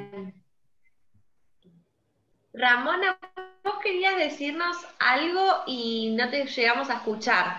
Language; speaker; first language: Spanish; native; Spanish